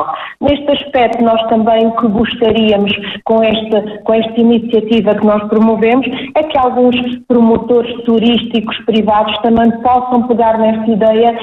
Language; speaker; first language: Portuguese; native; Portuguese